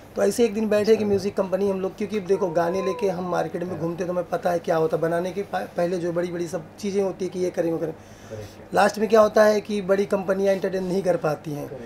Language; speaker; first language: Hindi; native; Hindi